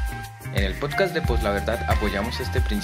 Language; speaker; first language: Spanish; native; Spanish